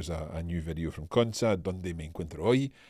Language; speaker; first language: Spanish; non-native, fluent; English